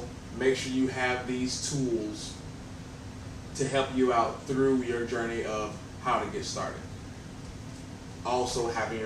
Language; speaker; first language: English; native; English